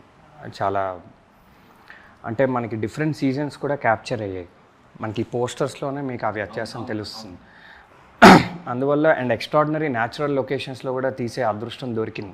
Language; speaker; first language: Telugu; native; Telugu